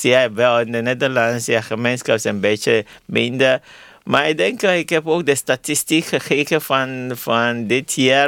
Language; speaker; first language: Dutch; non-native, learner; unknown